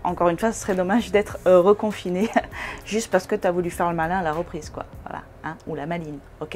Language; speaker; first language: French; native; French